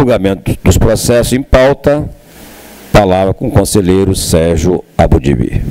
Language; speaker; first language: Portuguese; native; Portuguese